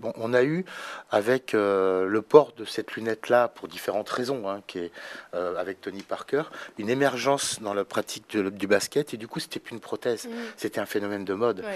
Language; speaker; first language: French; native; French